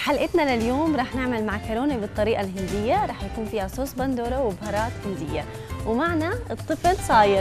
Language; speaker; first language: Arabic; native; Arabic